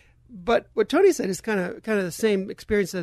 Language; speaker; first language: English; native; English